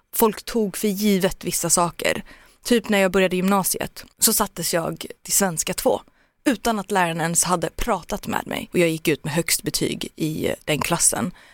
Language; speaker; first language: Swedish; early bilingual, other home language; Turoyo